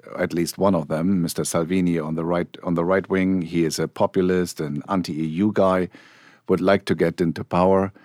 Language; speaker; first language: English; non-native, fluent; German